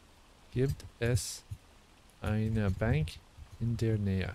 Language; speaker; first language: German; non-native, learner; English